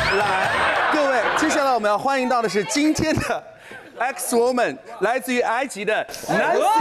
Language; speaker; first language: Chinese; native; Chinese